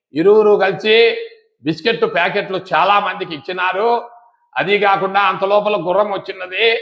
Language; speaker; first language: Telugu; native; Telugu